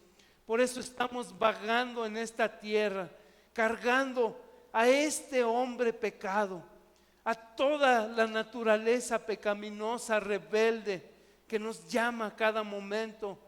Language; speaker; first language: Spanish; native; Spanish